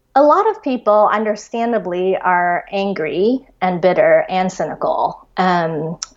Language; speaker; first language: English; early bilingual, other home language; Chinese